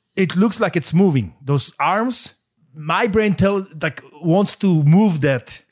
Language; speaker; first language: English; non-native, fluent; Polish